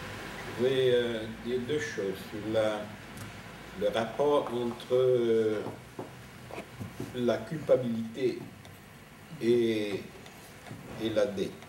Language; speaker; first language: French; non-native, fluent; Italian